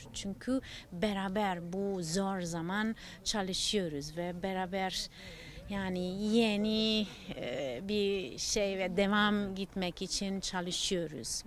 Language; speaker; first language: Turkish; non-native, learner; Italian